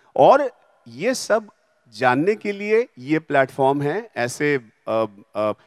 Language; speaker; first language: Hindi; non-native, local second language; Marathi